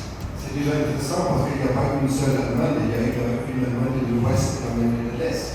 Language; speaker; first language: French; non-native, fluent; German